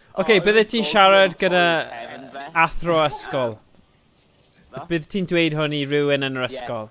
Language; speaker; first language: Welsh; non-native, local second language; English